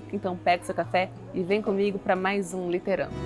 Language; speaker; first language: Portuguese; native; Portuguese